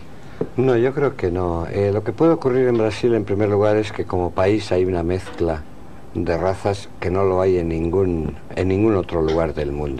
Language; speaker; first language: Spanish; native; Spanish